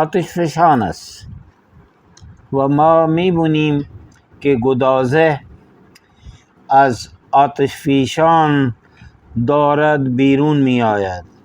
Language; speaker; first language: Persian; non-native, fluent; Urdu